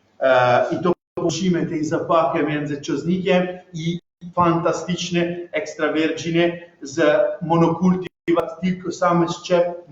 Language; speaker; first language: Polish; non-native, learner; Italian